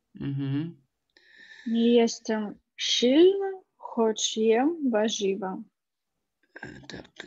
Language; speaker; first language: Polish; non-native, learner; Russian